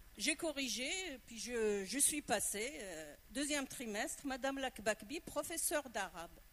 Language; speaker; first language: French; non-native, local second language; Arabic